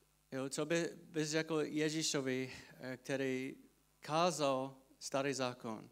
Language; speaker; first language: Czech; non-native, fluent; English